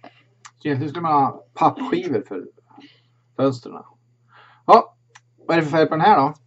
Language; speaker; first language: Swedish; native; Swedish